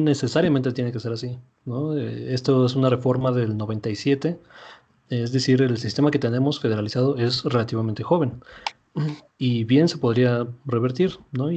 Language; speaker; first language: Spanish; native; Spanish